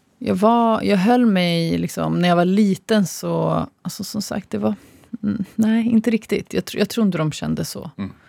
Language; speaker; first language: Swedish; early bilingual, other home language; Arabic